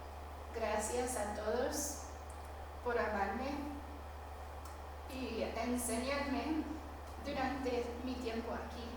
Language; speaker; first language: Spanish; non-native, fluent; English